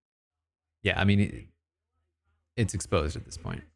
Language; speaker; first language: English; native; English